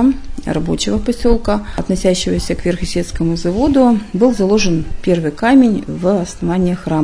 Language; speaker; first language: Russian; native; Russian